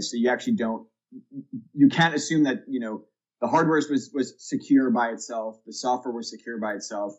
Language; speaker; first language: English; native; English